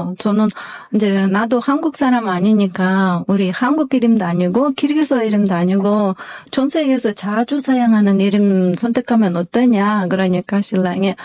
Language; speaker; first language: Korean; non-native, learner; Kyrgyz